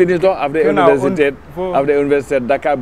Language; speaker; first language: German; non-native, fluent; Wolof